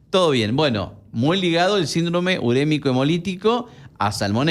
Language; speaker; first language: Spanish; native; Spanish